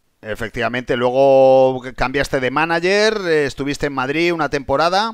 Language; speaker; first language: Spanish; native; Spanish